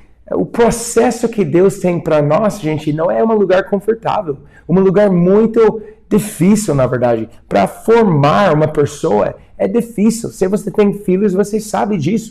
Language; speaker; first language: Portuguese; non-native, fluent; English